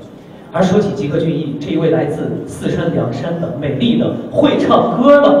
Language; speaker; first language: Chinese; native; Chinese